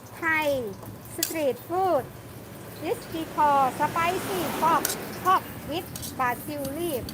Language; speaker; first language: English; non-native, learner; Thai